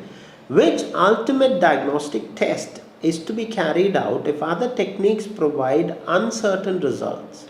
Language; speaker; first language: English; non-native, local second language; Malayalam